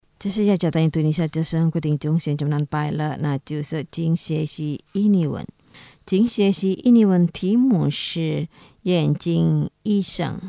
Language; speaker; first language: Chinese; non-native, learner; Indonesian